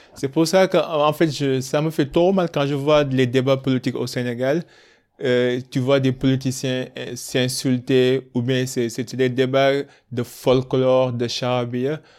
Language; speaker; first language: French; non-native, local second language; Wolof